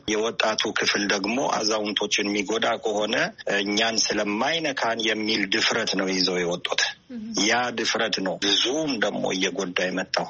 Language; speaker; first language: Amharic; non-native, local second language; Italian